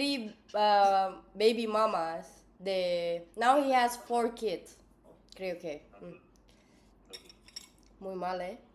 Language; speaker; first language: Spanish; non-native, learner; English